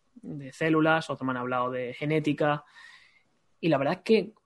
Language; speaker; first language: Spanish; native; Spanish